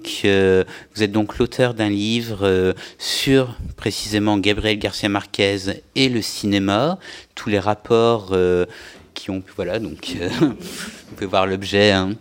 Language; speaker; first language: French; native; French